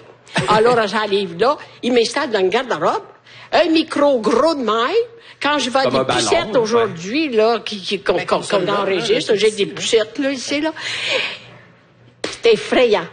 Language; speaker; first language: French; non-native, fluent; Italian